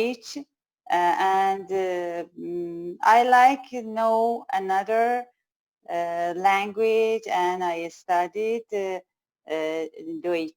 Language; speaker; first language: English; non-native, learner; Persian